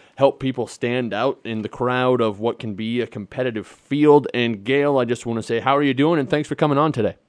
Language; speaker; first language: English; native; English